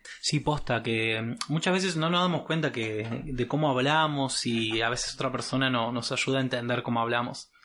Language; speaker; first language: Spanish; native; Spanish